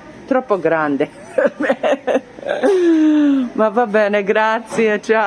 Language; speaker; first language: Italian; non-native, learner; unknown